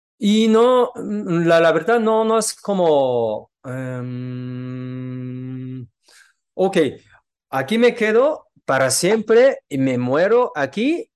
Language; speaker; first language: Spanish; non-native, fluent; Japanese